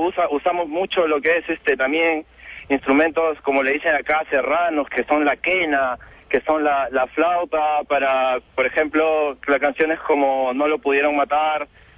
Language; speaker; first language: Spanish; native; Spanish